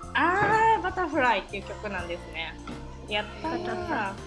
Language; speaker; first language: Japanese; native; Japanese